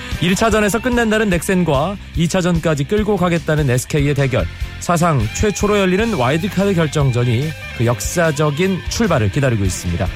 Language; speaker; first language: Korean; native; Korean